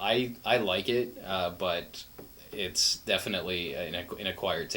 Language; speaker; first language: English; native; English